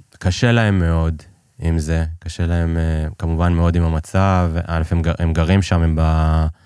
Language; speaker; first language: Hebrew; early bilingual, other home language; Persian